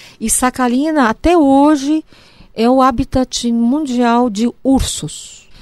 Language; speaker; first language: Portuguese; early bilingual, other home language; Japanese